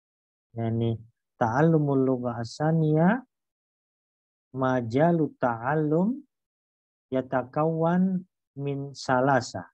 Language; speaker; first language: Arabic; non-native, learner; Indonesian